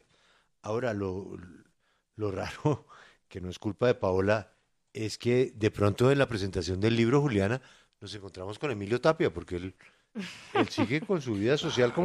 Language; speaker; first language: Spanish; native; Spanish